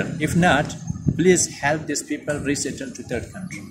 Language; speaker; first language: English; non-native, fluent; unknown